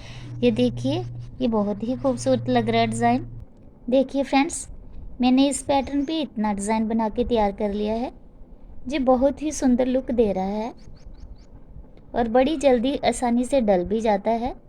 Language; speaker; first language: Hindi; non-native, local second language; Punjabi